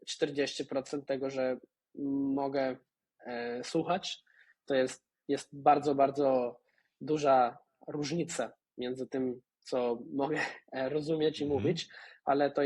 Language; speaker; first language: Polish; non-native, fluent; Spanish